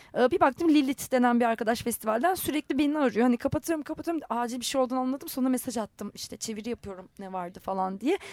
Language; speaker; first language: Turkish; non-native, local second language; Armenian